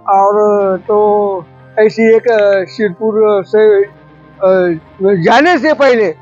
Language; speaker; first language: Hindi; non-native, local second language; Marathi